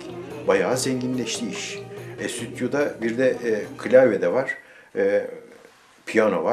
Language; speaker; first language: Turkish; native; Turkish